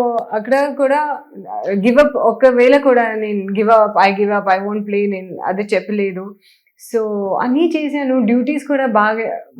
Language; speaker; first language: Telugu; non-native, learner; Hindi